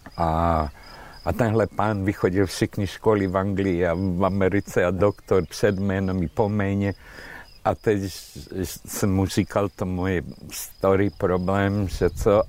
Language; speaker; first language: Czech; non-native, fluent; Hungarian